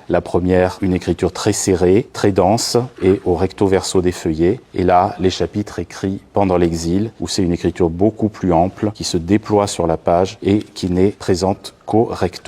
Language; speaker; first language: French; native; French